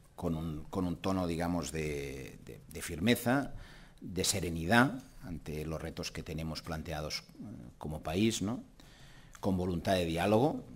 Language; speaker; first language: Spanish; non-native, local second language; Catalan